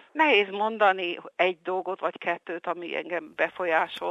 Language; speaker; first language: Hungarian; early bilingual, heritage; Hungarian